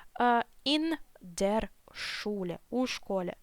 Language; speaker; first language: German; non-native, fluent; Ukrainian